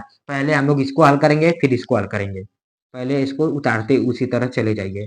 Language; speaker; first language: Hindi; native; Hindi